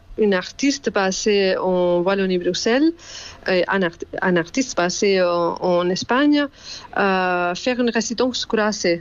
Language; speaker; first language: French; non-native, fluent; Spanish